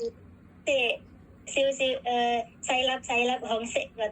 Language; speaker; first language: Cantonese; non-native, learner; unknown